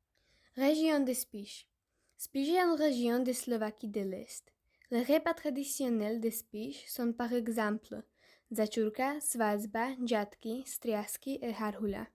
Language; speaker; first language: French; non-native, learner; Slovak